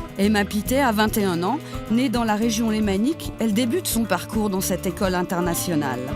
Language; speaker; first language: French; native; French